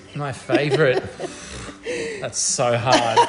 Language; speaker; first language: English; native; English